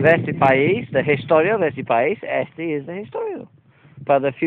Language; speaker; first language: Spanish; non-native, learner; English